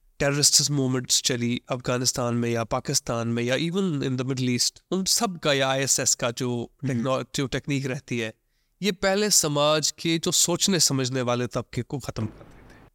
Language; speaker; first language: Hindi; non-native, local second language; Kashmiri